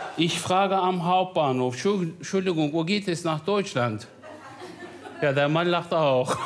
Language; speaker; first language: German; non-native, fluent; Turkish